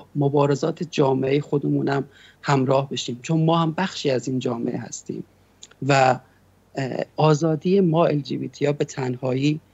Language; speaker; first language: Persian; native; Persian